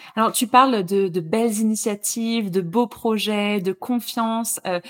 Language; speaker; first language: French; native; French